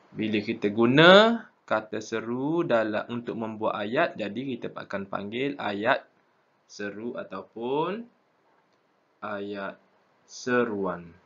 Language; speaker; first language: Malay; native; Malay